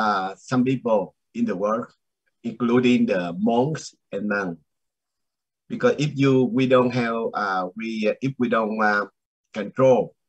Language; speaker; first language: English; non-native, learner; Vietnamese